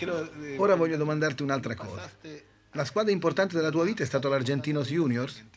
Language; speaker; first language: Italian; native; Italian